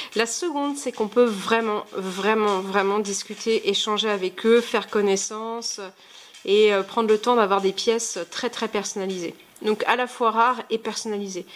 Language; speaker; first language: French; native; French